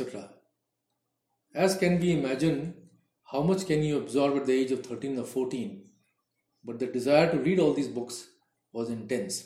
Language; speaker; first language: English; non-native, local second language; Hindi